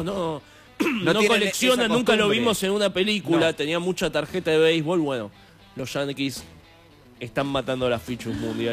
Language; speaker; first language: Spanish; native; Spanish